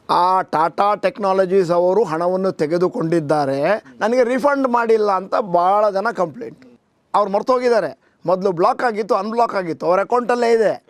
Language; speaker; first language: Kannada; native; Kannada